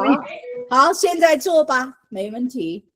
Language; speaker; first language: Chinese; non-native, fluent; English